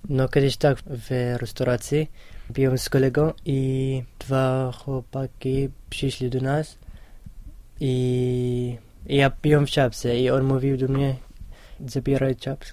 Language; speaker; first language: Polish; non-native, learner; Hebrew